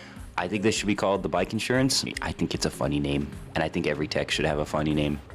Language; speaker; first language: English; native; English